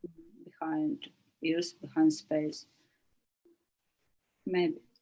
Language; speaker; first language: English; non-native, learner; Ukrainian